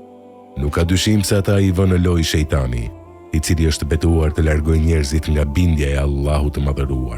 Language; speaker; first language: Albanian; native; Albanian